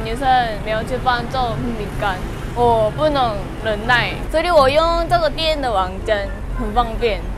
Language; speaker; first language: Chinese; non-native, fluent; Korean